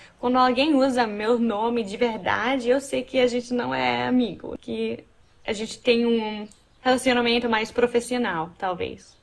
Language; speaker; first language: Portuguese; non-native, fluent; English